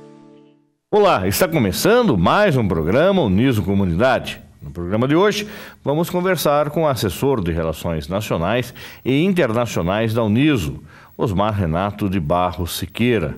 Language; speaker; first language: Portuguese; native; Portuguese